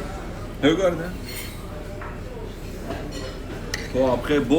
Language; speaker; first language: French; non-native, learner; Turkish